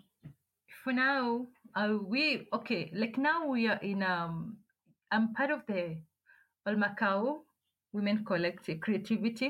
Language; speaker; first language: English; non-native, local second language; Masai